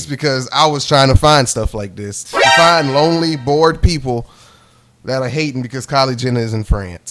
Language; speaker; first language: English; native; English